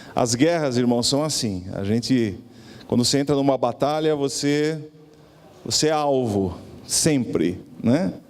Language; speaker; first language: Portuguese; native; Portuguese